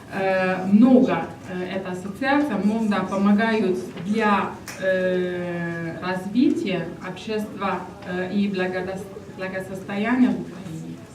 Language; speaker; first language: Russian; non-native, learner; Italian